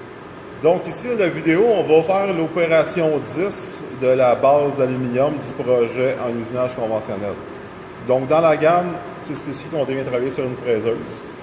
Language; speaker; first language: French; native; French